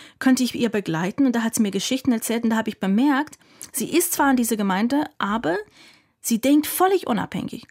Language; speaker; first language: German; non-native, fluent; English